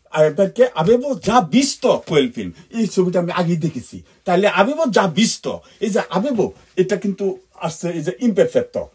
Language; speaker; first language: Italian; non-native, fluent; Bangla